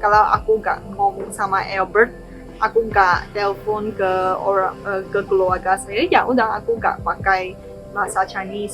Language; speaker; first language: Indonesian; non-native, fluent; Chinese